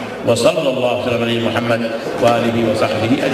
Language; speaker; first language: Arabic; native; Arabic